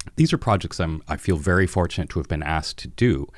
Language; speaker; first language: English; native; English